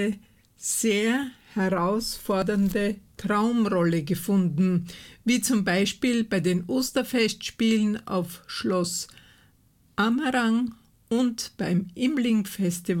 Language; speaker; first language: German; native; German